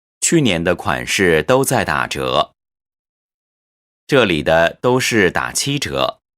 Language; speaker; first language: Chinese; non-native, fluent; Korean